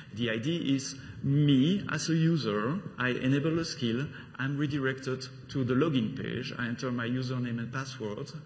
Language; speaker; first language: English; non-native, fluent; French